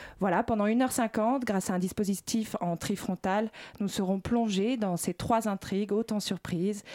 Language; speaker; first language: French; native; French